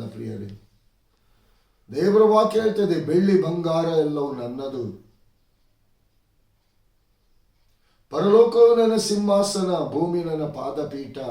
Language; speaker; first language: Kannada; native; Kannada